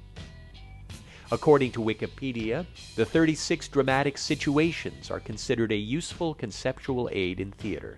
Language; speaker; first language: English; native; English